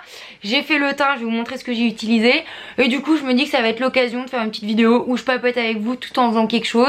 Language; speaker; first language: French; native; French